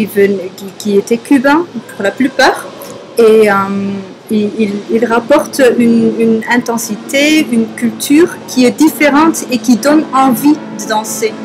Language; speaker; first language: French; non-native, fluent; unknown